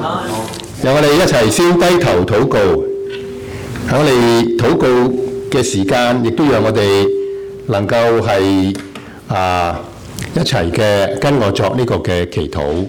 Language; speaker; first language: Chinese; non-native, local second language; Cantonese